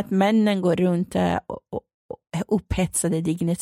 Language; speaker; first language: Swedish; non-native, fluent; Persian